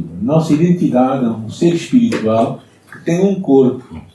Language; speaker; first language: Portuguese; native; Portuguese